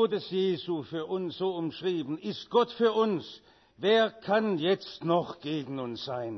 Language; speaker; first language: German; native; German